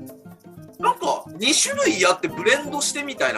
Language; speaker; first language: Japanese; native; Japanese